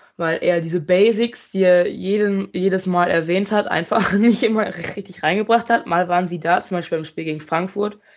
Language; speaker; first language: German; native; German